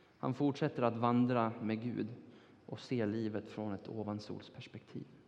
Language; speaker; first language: Swedish; non-native, fluent; Turkish